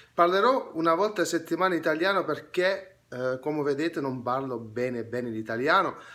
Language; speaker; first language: Italian; non-native, learner; English